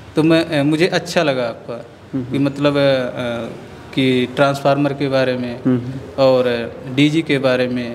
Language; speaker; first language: Hindi; native; Hindi